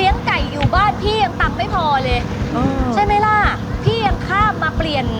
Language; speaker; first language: Thai; native; Thai